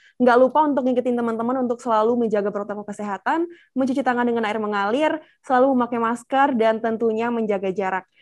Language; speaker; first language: Indonesian; native; Indonesian